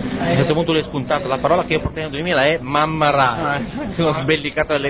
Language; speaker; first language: Italian; native; Italian